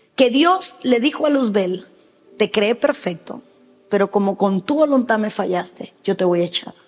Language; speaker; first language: Spanish; native; Spanish